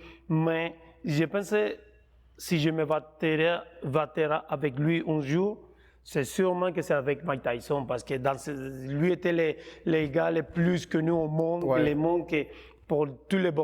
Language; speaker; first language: French; non-native, fluent; Spanish